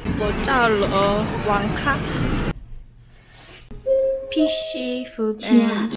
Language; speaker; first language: Chinese; non-native, learner; Korean